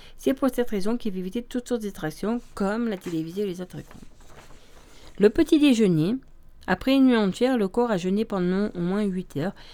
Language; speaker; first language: French; native; French